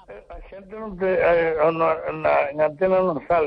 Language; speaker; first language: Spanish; non-native, local second language; Galician